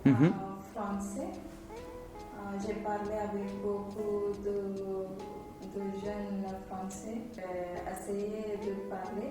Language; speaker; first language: French; non-native, learner; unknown